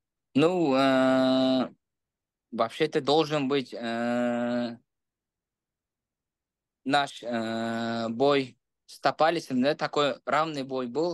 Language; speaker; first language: Russian; non-native, local second language; Uzbek